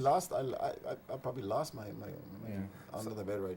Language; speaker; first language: English; native; English